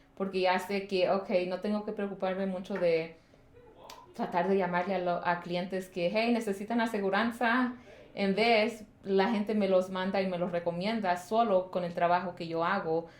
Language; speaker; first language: Spanish; early bilingual, heritage; Spanish